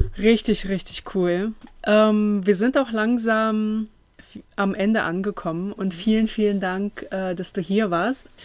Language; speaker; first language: German; early bilingual, other home language; Latvian